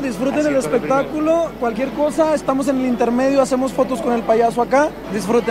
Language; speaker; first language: Spanish; native; Spanish